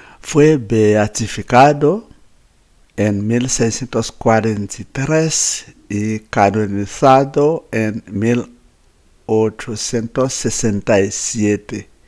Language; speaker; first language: Spanish; non-native, fluent; Haitian Creole